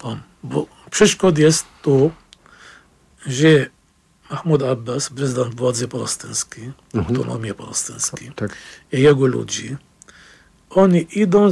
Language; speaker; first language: Polish; non-native, learner; Arabic